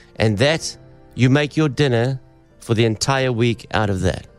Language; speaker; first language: English; native; English